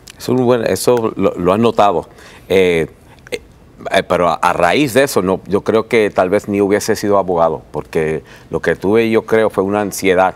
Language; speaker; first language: Spanish; early bilingual, heritage; Spanish